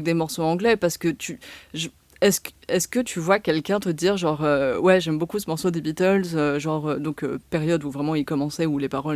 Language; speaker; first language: French; native; French